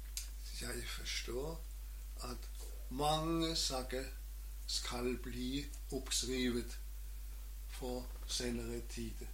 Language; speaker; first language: Norwegian; non-native, learner; German